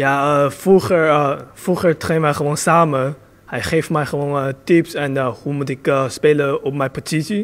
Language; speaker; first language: Dutch; early bilingual, other home language; Chinese